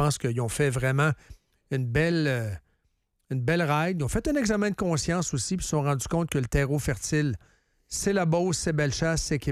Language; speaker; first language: French; native; French